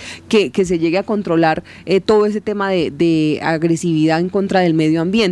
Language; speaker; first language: Spanish; native; Spanish